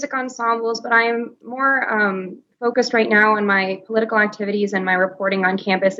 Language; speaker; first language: English; native; English